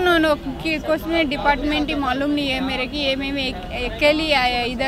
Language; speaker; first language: Hindi; non-native, local second language; Telugu